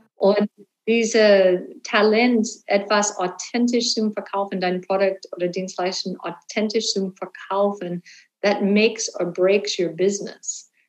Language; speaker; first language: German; non-native, learner; English